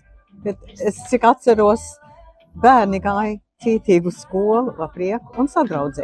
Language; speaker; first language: Latvian; early bilingual, heritage; Latvian